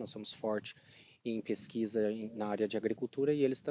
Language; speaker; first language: Portuguese; native; Portuguese